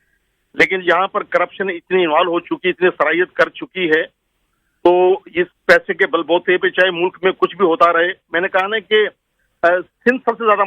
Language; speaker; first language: Urdu; native; Urdu